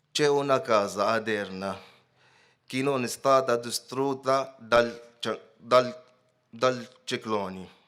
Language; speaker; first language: Italian; non-native, fluent; Arabic